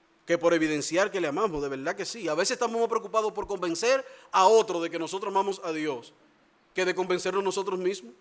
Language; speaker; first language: Spanish; native; Spanish